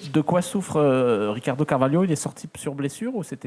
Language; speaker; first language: French; native; French